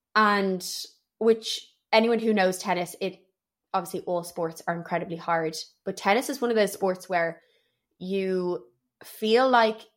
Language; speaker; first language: English; native; English